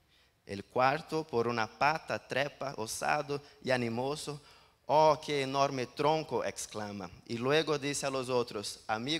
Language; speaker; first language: Spanish; non-native, learner; Portuguese